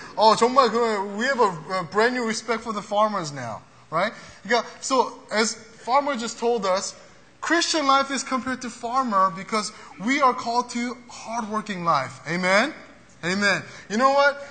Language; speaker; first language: English; early bilingual, other home language; Korean